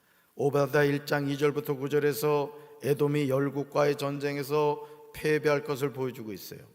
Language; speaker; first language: Korean; native; Korean